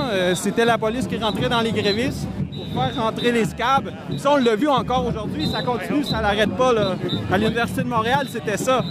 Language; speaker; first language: French; native; French